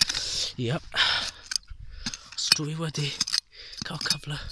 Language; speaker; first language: Welsh; non-native, learner; English